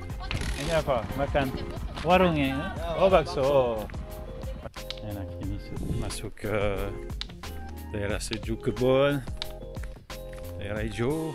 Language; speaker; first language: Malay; non-native, learner; French